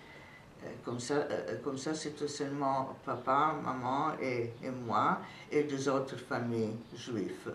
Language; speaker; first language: French; non-native, fluent; Serbian